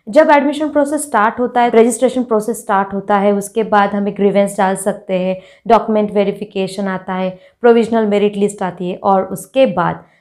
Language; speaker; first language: Hindi; non-native, local second language; Marathi